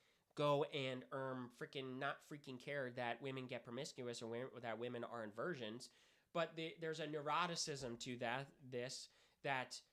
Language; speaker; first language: English; native; English